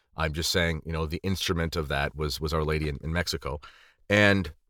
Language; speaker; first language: English; native; English